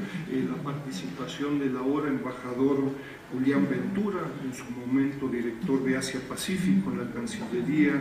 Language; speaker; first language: Spanish; native; Spanish